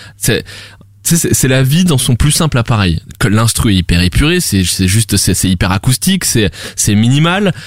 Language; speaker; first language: French; native; French